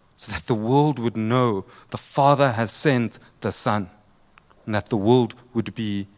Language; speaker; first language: English; native; English